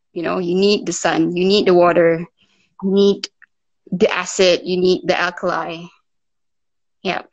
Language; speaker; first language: English; non-native, local second language; Malay